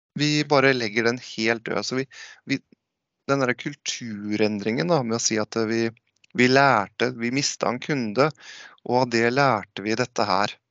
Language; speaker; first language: Norwegian; native; Norwegian